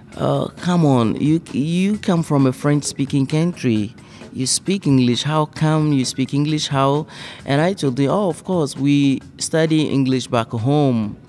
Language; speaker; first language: English; non-native, fluent; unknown